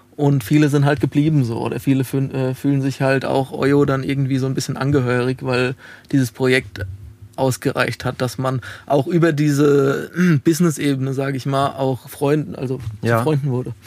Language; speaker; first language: German; native; German